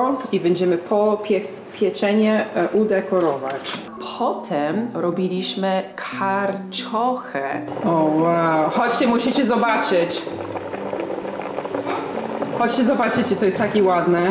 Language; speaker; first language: Polish; non-native, fluent; English